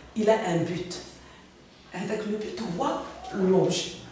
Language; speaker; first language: French; non-native, local second language; Arabic